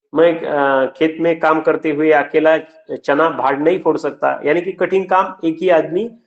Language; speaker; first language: Hindi; non-native, local second language; Marathi